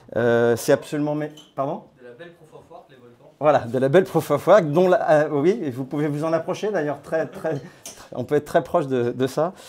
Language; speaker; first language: French; native; French